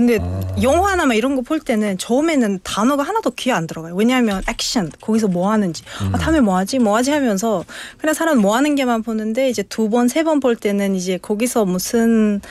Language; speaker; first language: Korean; non-native, fluent; Uzbek